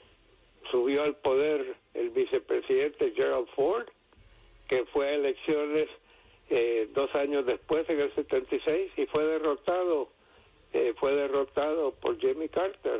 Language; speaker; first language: Spanish; native; Spanish